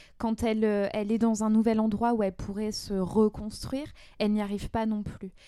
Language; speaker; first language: French; native; French